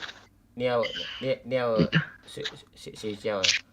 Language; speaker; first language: Chinese; non-native, learner; Indonesian